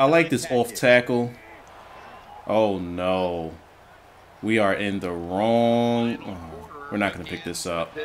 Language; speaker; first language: English; native; English